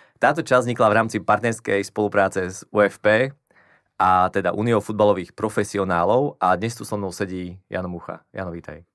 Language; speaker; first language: Slovak; native; Slovak